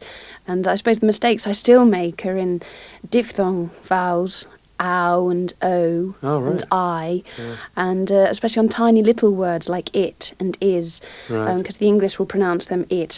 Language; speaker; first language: English; native; English